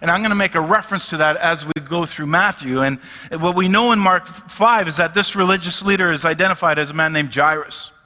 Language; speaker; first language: English; native; English